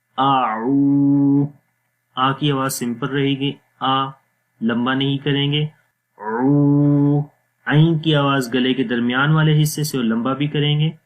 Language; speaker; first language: Urdu; non-native, local second language; Punjabi